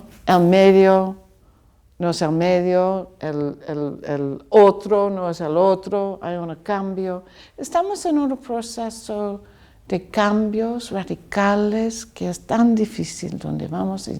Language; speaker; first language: Spanish; non-native, learner; English